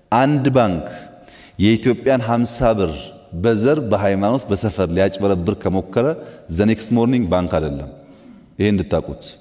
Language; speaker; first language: Amharic; non-native, local second language; Oromo